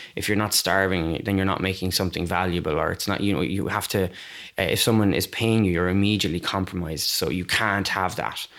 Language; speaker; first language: English; native; English